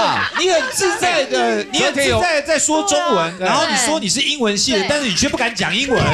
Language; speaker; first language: Chinese; native; Chinese